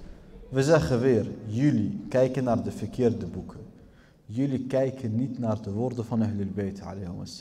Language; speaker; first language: Dutch; early bilingual, other home language; Arabic